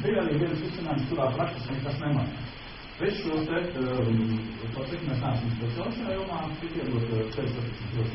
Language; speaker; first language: Latvian; native; Latvian